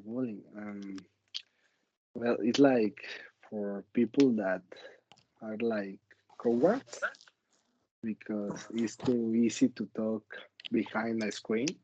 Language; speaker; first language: English; non-native, learner; Spanish